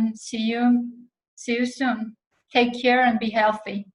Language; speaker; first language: English; non-native, fluent; Armenian